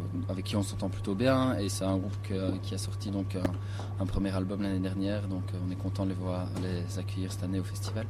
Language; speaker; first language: French; native; French